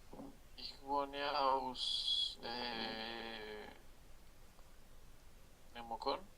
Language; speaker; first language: German; non-native, learner; Spanish